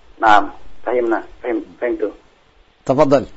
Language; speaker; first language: Arabic; non-native, learner; Indonesian